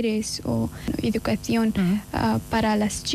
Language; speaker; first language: Spanish; non-native, learner; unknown